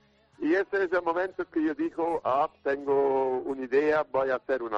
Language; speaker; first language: Spanish; non-native, learner; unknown